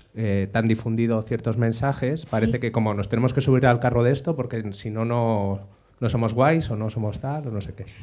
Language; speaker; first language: Spanish; native; Spanish